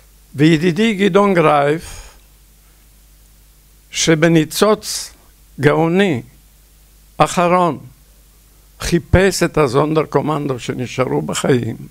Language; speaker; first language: Hebrew; non-native, fluent; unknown